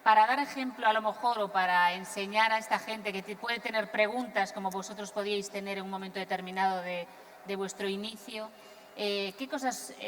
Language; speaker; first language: Spanish; non-native, local second language; Galician